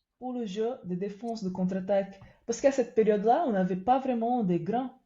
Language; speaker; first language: French; non-native, fluent; Portuguese